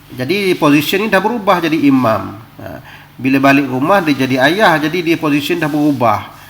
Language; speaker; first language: Malay; native; Malay